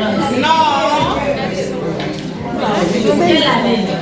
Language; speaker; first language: French; non-native, learner; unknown